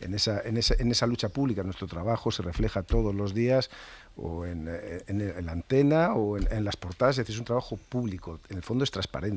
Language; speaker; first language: Spanish; native; Spanish